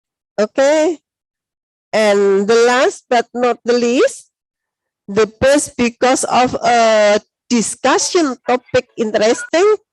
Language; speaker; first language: English; non-native, learner; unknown